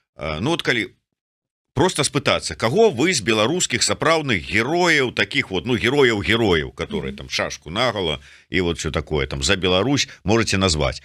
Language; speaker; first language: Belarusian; non-native, local second language; Russian